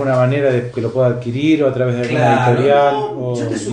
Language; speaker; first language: Spanish; native; Spanish